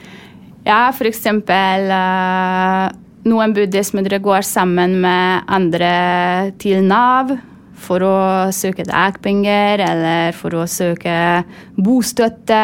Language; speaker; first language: Norwegian; non-native, fluent; Hungarian